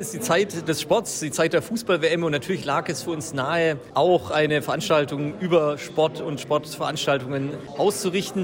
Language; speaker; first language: German; native; German